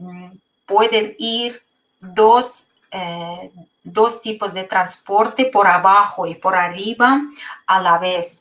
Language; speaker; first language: Spanish; non-native, fluent; Russian